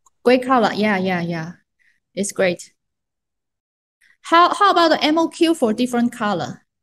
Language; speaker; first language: English; non-native, learner; Chinese